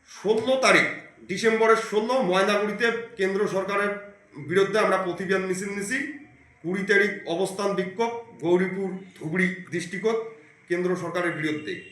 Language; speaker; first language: Bangla; non-native, local second language; Rangpuri